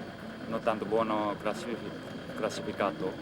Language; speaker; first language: Italian; non-native, learner; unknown